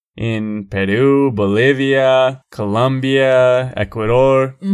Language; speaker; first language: Spanish; non-native, fluent; English